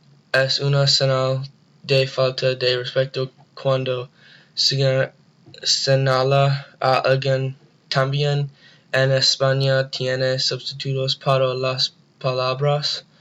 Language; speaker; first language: Spanish; non-native, learner; English